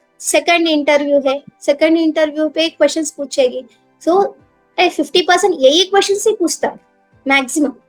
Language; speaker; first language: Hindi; non-native, local second language; Telugu